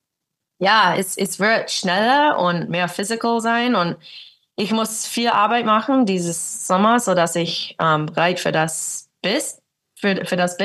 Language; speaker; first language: German; early bilingual, heritage; English